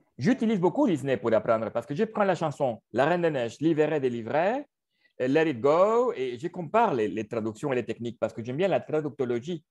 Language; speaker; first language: French; non-native, fluent; Spanish